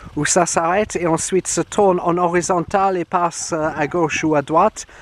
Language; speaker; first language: French; non-native, fluent; English